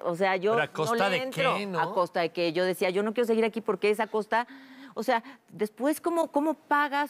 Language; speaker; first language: Spanish; native; Spanish